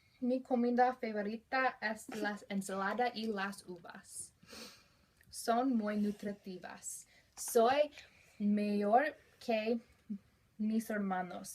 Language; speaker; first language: Spanish; non-native, learner; English